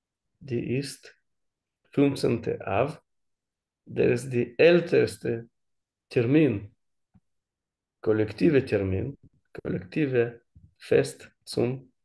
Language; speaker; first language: German; non-native, learner; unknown